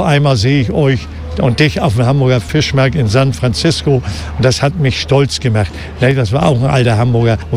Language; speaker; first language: German; native; German